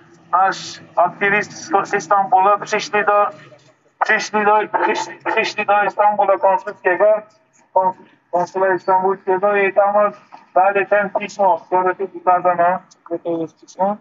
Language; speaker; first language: Polish; non-native, learner; Turkmen